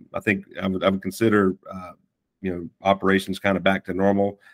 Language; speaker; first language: English; native; English